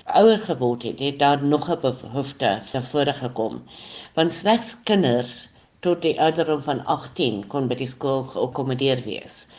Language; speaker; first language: Afrikaans; non-native, local second language; English